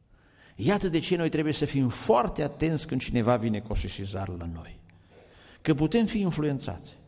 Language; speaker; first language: Romanian; native; Romanian